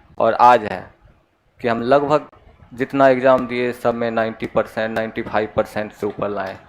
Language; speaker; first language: Hindi; native; Hindi